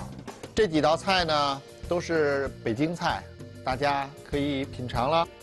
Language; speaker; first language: Chinese; native; Chinese